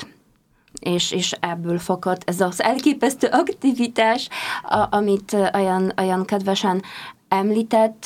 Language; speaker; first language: Hungarian; non-native, fluent; Polish